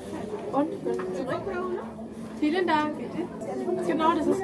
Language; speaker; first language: German; native; German